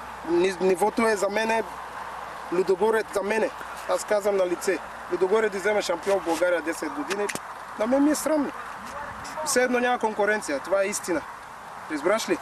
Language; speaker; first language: Bulgarian; non-native, learner; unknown